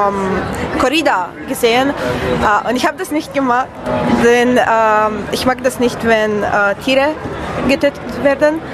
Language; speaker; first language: German; non-native, learner; Romanian